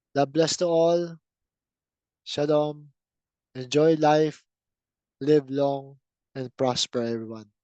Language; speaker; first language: English; non-native, local second language; Filipino